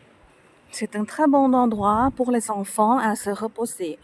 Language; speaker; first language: French; non-native, fluent; Thai